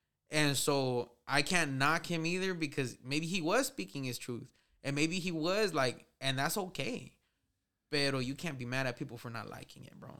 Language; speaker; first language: English; early bilingual, other home language; Spanish